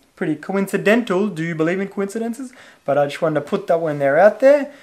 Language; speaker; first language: English; native; English